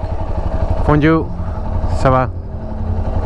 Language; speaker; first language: French; non-native, learner; Spanish